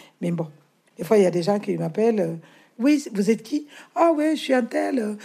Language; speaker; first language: French; non-native, learner; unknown